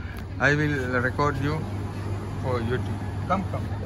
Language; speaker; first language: English; non-native, learner; Sinhala